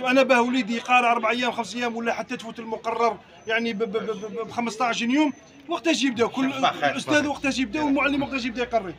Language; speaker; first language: Arabic; native; Arabic